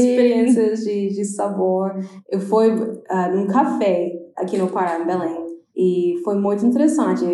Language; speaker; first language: Portuguese; non-native, fluent; English